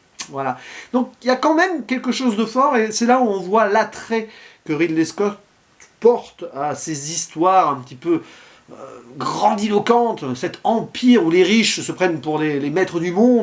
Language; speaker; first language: French; native; French